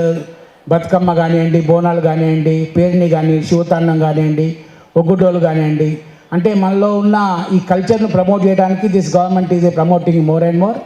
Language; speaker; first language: Telugu; native; Telugu